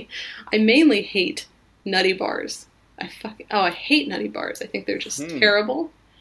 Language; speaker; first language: English; native; English